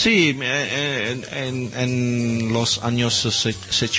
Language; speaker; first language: Spanish; non-native, learner; Italian